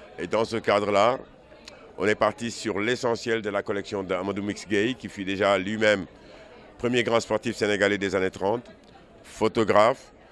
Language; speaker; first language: French; non-native, local second language; Wolof